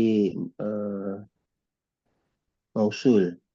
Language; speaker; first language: Arabic; non-native, learner; Malay